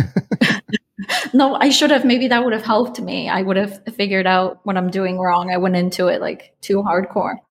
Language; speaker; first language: English; early bilingual, other home language; Polish